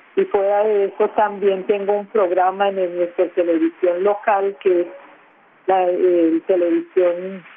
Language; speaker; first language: Spanish; non-native, local second language; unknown